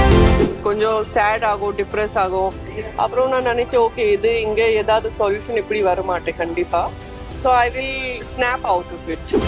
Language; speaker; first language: Tamil; non-native, fluent; Gujarati